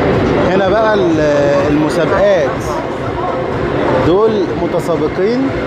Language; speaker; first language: Arabic; native; Arabic